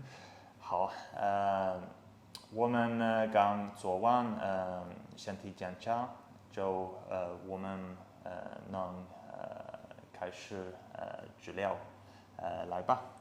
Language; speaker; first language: Chinese; non-native, fluent; English